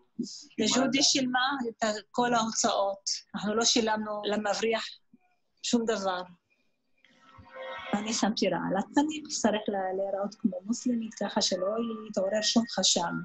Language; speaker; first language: Hebrew; non-native, fluent; Arabic